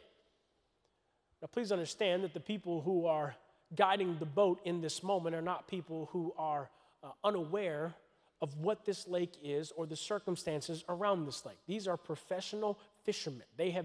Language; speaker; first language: English; native; English